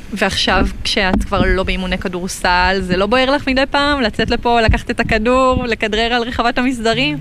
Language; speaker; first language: Hebrew; native; Hebrew